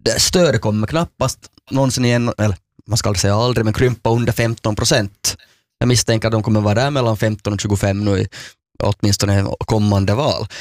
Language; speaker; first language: Swedish; native; Swedish